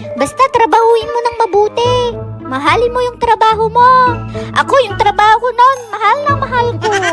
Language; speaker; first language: Filipino; non-native, local second language; Iloko